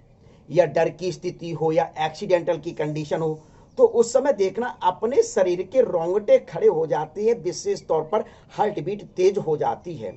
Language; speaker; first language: Hindi; native; Hindi